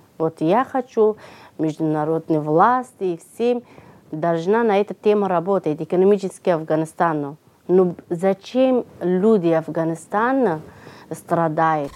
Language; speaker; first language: Russian; non-native, learner; Persian